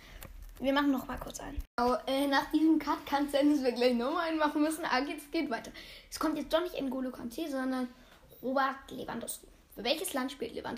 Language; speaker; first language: German; native; German